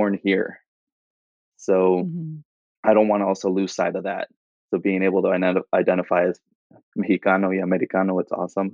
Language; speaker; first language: English; native; English